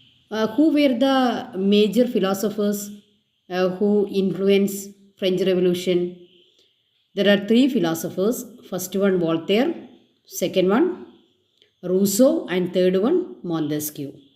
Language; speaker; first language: English; non-native, local second language; Malayalam